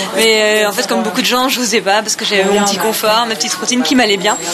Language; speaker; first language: French; native; French